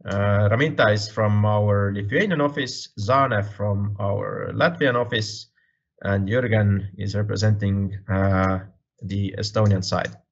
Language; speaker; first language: English; non-native, fluent; Estonian